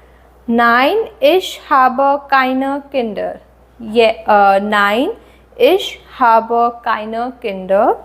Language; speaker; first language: German; non-native, fluent; Hindi